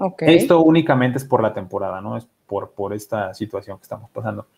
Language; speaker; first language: Spanish; native; Spanish